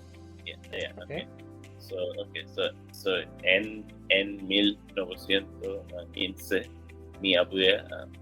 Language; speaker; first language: Spanish; non-native, learner; English